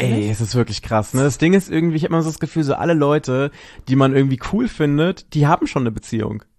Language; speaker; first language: German; native; German